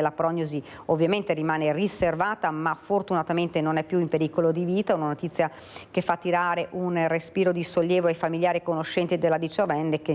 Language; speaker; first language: Italian; native; Italian